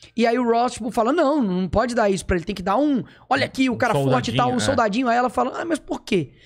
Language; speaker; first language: Portuguese; native; Portuguese